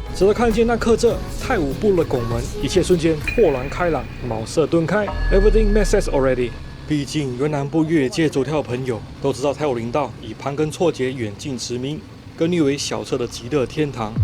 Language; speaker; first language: Chinese; native; Chinese